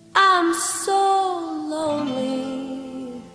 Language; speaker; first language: English; native; English